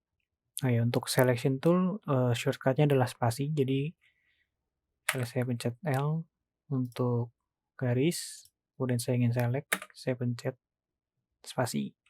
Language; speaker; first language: Indonesian; native; Indonesian